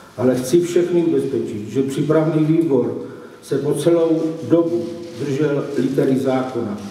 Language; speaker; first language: Czech; native; Czech